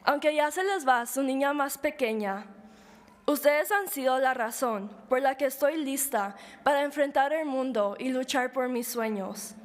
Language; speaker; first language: Spanish; early bilingual, heritage; Spanish